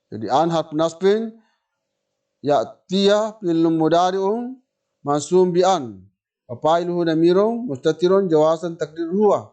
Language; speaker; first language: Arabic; non-native, fluent; Indonesian